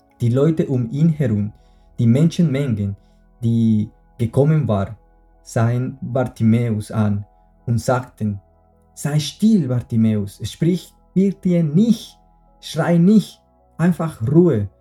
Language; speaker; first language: German; non-native, fluent; Spanish